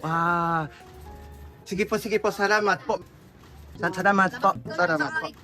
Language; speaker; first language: Filipino; non-native, fluent; Japanese